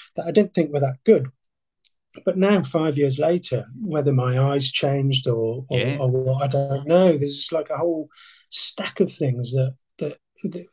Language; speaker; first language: English; native; English